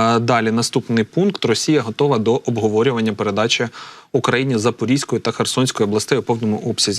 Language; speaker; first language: Ukrainian; native; Ukrainian